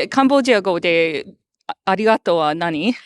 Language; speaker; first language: Japanese; non-native, fluent; English